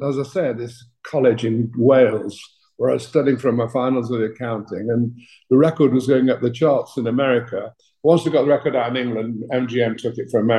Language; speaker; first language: English; native; English